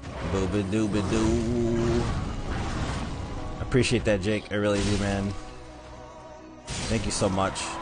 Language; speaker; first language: English; native; English